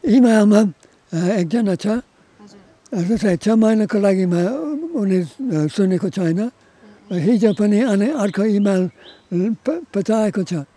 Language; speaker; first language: Nepali; non-native, learner; English